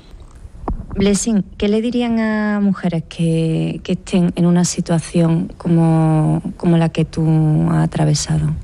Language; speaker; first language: Spanish; native; Spanish